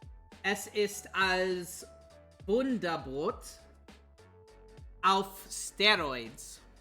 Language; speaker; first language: German; non-native, learner; English